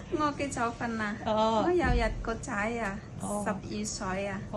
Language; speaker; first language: Chinese; non-native, fluent; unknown